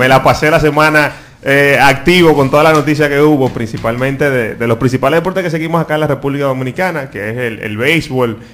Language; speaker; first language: Spanish; native; Spanish